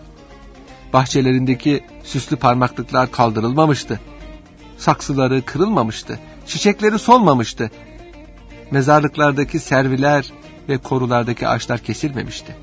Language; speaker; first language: Turkish; native; Turkish